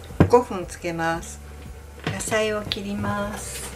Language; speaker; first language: Japanese; native; Japanese